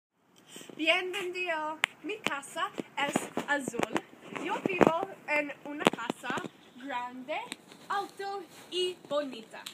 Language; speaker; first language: Spanish; non-native, learner; English